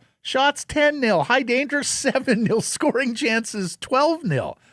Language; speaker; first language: English; native; English